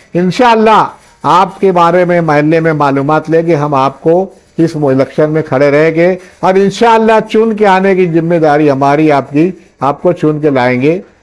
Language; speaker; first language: Hindi; native; Hindi